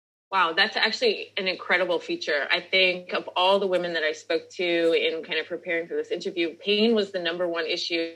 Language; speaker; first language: English; native; English